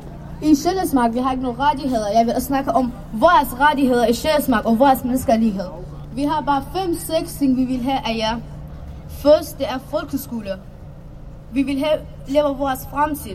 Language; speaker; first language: Danish; non-native, learner; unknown